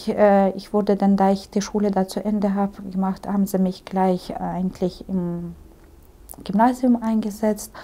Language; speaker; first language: German; early bilingual, heritage; Russian